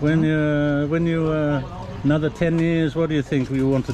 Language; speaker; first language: English; native; English